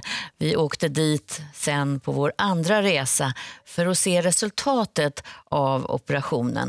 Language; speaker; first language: Swedish; native; Swedish